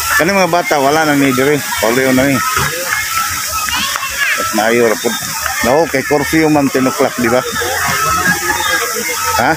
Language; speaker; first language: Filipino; non-native, local second language; Cebuano